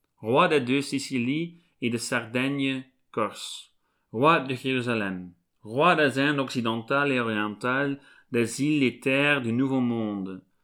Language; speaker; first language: French; non-native, local second language; Dutch